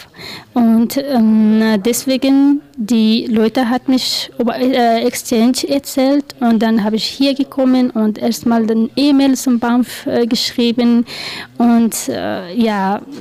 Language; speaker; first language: German; non-native, learner; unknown